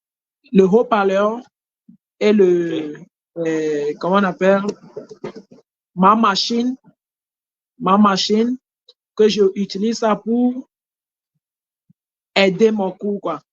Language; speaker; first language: French; non-native, fluent; Ewe